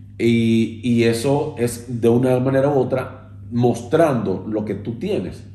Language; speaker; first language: Spanish; native; Spanish